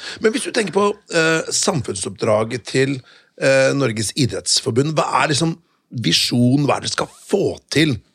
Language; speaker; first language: Norwegian; native; Norwegian